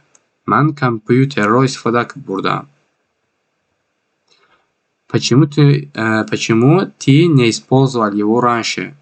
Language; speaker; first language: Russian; non-native, fluent; Tajik